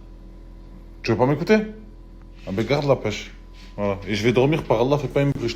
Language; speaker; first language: French; native; French